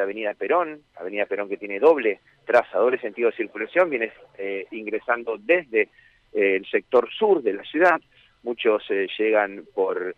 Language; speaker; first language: Spanish; native; Spanish